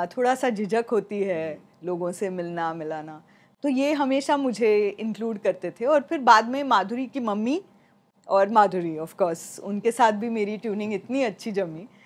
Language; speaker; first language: Hindi; non-native, local second language; Marathi